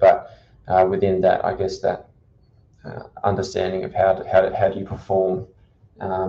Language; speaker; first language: English; native; English